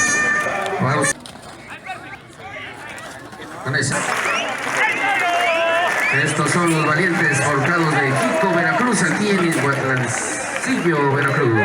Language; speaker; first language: Spanish; native; Spanish